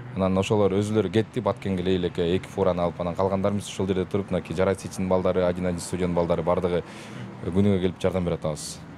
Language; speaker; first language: Kyrgyz; native; Kyrgyz